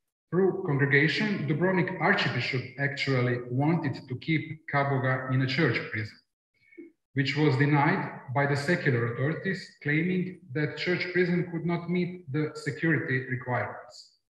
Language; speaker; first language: English; non-native, fluent; Croatian